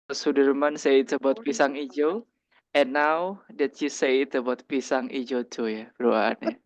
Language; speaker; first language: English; non-native, learner; Indonesian